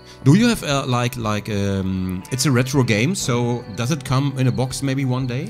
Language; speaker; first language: English; non-native, fluent; German